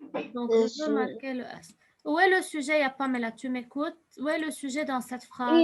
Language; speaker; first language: French; non-native, fluent; Arabic